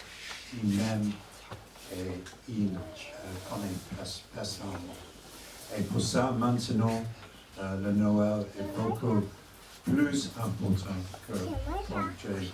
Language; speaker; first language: French; non-native, learner; English